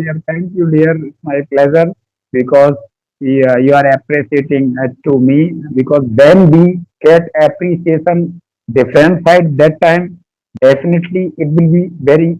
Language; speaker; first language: English; non-native, learner; Hindi